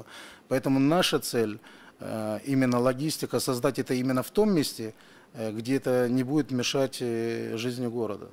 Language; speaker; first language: Russian; native; Russian